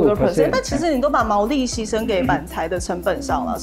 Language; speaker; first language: Chinese; native; Chinese